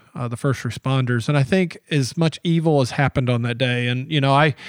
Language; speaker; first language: English; native; English